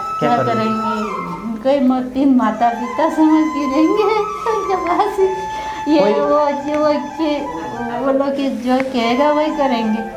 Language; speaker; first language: Hindi; early bilingual, other home language; Nepali